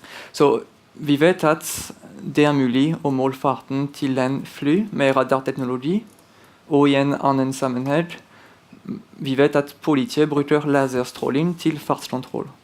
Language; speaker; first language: Norwegian; non-native, fluent; French